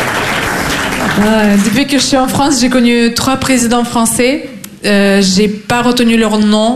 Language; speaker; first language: French; non-native, fluent; Russian